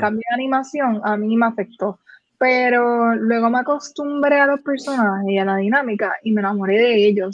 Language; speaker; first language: Spanish; native; Spanish